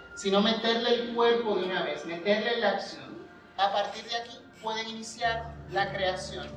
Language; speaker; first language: Spanish; native; Spanish